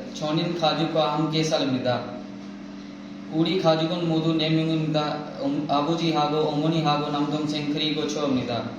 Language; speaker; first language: Korean; non-native, learner; Urdu